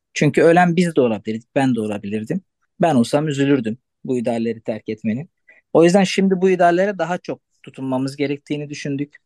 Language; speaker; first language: Turkish; non-native, local second language; Arabic